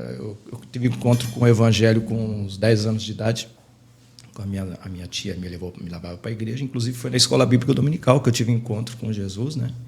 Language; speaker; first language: Portuguese; native; Portuguese